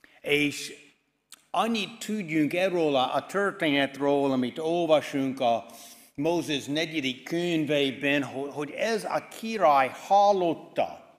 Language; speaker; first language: Hungarian; non-native, fluent; English